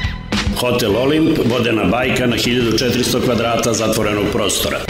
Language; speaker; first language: Serbian; native; Serbian